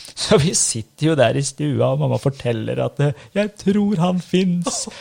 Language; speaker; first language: Norwegian; early bilingual, other home language; Persian